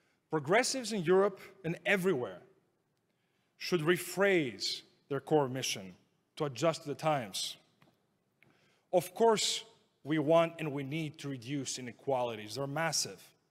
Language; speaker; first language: English; non-native, fluent; Greek